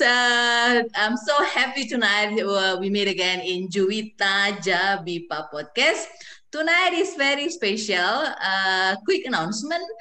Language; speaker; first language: English; non-native, fluent; Indonesian